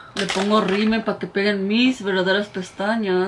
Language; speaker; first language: Spanish; early bilingual, heritage; Spanish